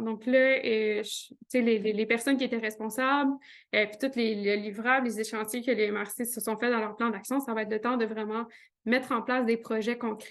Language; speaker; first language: French; native; French